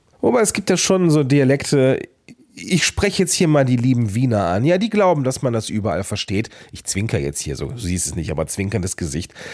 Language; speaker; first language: German; native; German